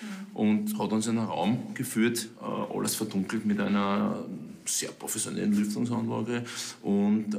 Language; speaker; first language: German; native; German